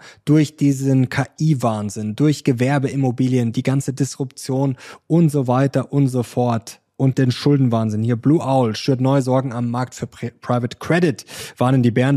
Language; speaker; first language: German; native; German